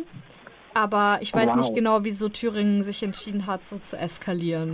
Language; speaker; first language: German; native; German